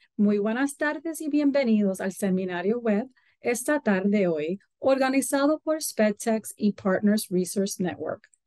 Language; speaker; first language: Spanish; early bilingual, heritage; Spanish